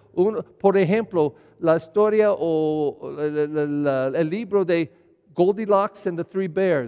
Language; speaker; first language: Spanish; non-native, learner; English